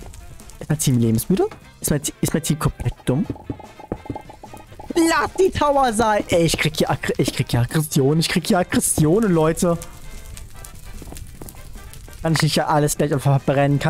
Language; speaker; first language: German; native; German